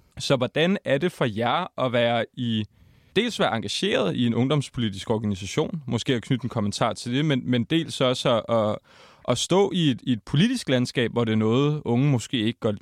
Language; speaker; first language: Danish; native; Danish